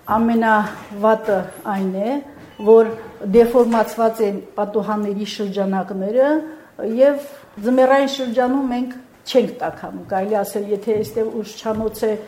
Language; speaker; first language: Armenian; native; Armenian